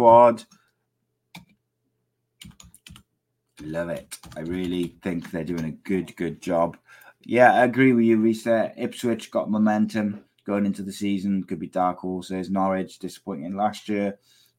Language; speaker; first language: English; native; English